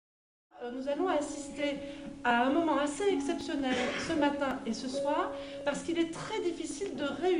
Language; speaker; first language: French; native; French